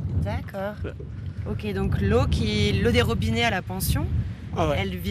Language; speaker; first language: French; native; French